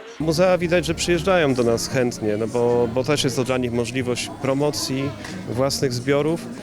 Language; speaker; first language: Polish; native; Polish